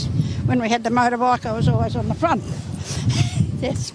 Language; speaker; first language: English; native; English